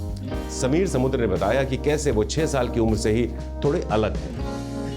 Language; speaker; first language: Hindi; native; Hindi